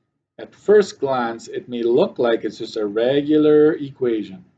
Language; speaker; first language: English; native; English